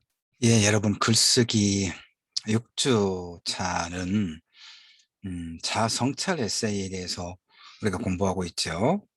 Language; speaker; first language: Korean; native; Korean